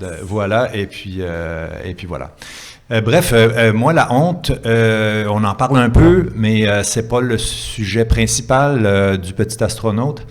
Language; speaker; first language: French; native; French